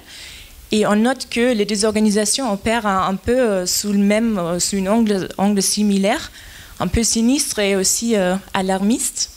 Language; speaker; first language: French; non-native, fluent; German